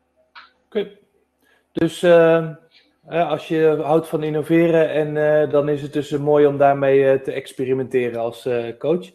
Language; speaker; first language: Dutch; native; Dutch